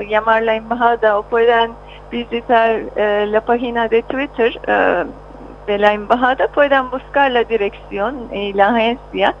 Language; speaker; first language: Spanish; non-native, fluent; Turkish